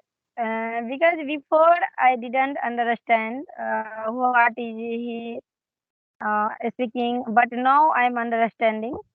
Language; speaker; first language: English; non-native, learner; Hindi